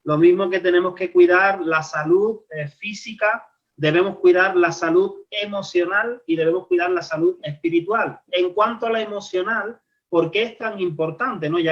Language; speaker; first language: Spanish; native; Spanish